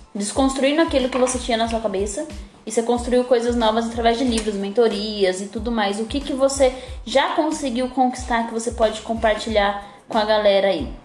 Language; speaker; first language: Portuguese; native; Portuguese